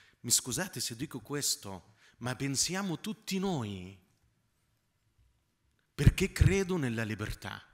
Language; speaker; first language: Italian; non-native, fluent; Arabic